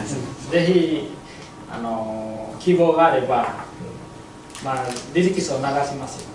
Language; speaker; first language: Japanese; non-native, learner; Vietnamese